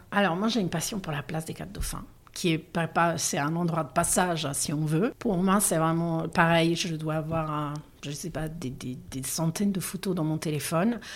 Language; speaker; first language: French; non-native, fluent; Italian